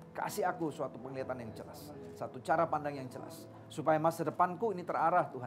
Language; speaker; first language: Indonesian; native; Indonesian